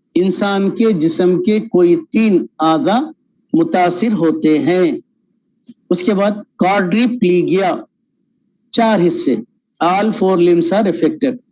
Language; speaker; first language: Urdu; native; Urdu